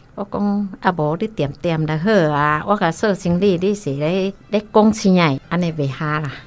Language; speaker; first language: Min Nan Chinese; non-native, learner; Northeastern Thai